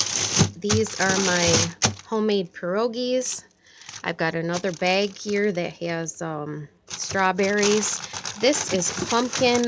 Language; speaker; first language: English; native; English